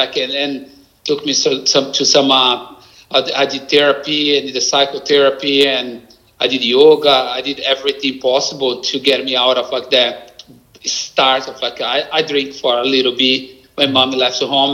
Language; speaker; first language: English; non-native, fluent; Portuguese